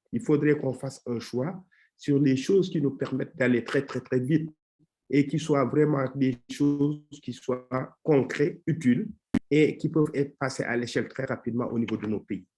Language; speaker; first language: French; non-native, local second language; Wolof